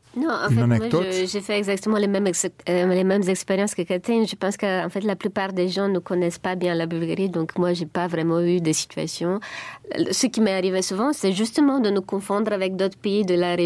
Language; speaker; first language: French; non-native, fluent; Bulgarian